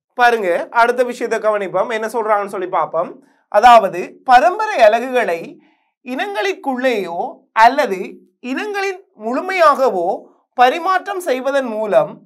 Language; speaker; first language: Tamil; native; Tamil